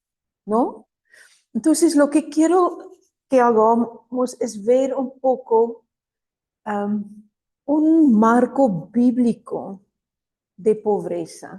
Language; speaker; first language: Spanish; non-native, fluent; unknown